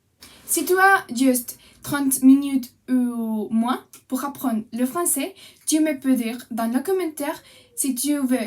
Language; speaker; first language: French; non-native, learner; Spanish